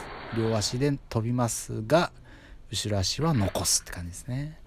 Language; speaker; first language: Japanese; native; Japanese